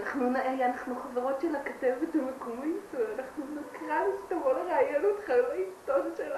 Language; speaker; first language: Hebrew; native; Hebrew